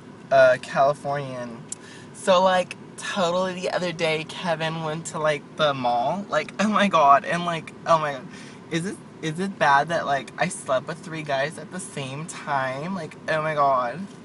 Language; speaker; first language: English; native; English